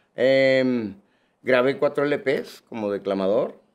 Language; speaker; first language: Spanish; native; Spanish